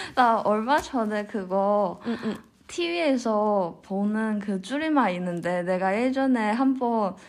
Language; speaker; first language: Korean; non-native, fluent; Cantonese